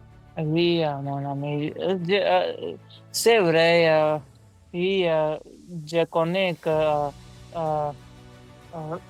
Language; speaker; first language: French; non-native, learner; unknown